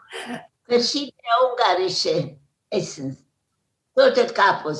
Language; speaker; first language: German; non-native, learner; Hungarian